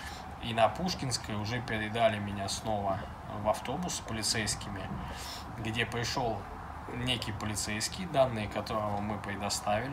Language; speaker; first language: Russian; native; Russian